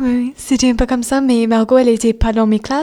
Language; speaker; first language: French; non-native, fluent; English